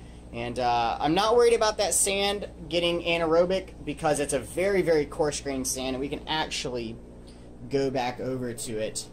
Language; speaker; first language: English; native; English